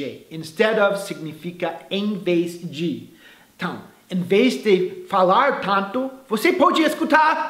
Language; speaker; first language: Portuguese; non-native, fluent; English